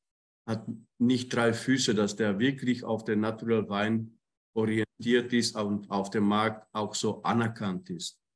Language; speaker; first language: German; non-native, fluent; Czech